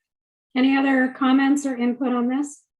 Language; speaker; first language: English; native; English